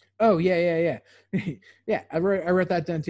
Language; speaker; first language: English; native; English